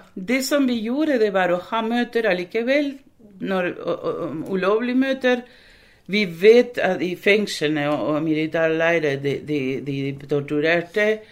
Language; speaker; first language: Norwegian; non-native, fluent; Spanish